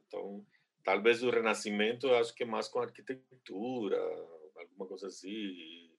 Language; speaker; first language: Portuguese; non-native, fluent; Spanish